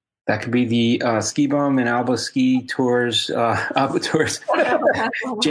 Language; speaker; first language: English; native; English